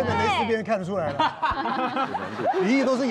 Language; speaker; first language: Chinese; native; Chinese